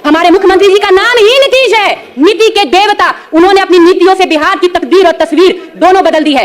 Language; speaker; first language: Hindi; native; Hindi